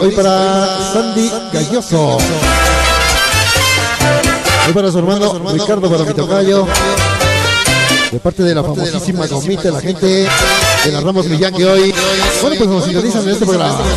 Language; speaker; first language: Spanish; native; Spanish